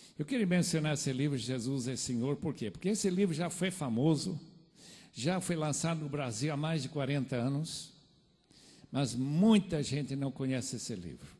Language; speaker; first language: Portuguese; non-native, fluent; English